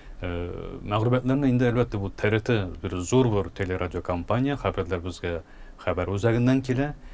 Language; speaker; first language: Tatar; early bilingual, heritage; Tatar